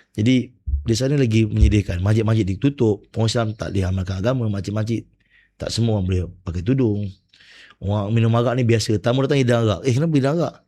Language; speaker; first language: Malay; native; Malay